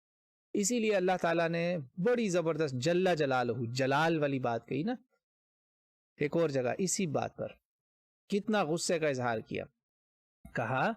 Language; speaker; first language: Urdu; native; Urdu